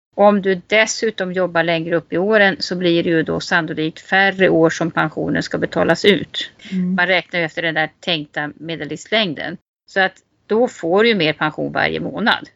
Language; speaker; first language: Swedish; native; Swedish